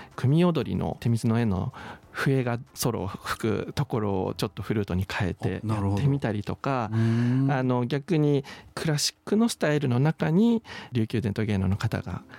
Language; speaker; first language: Japanese; native; Japanese